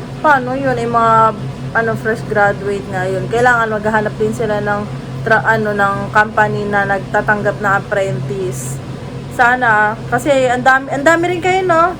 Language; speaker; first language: Filipino; native; Filipino